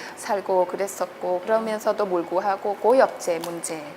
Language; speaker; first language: Korean; non-native, fluent; Vietnamese